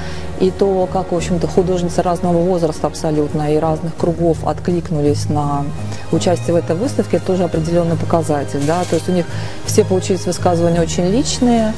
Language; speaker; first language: Russian; native; Russian